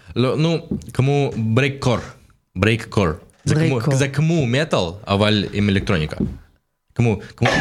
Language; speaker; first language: Hebrew; non-native, learner; Russian